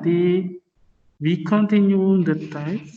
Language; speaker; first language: English; non-native, fluent; Indonesian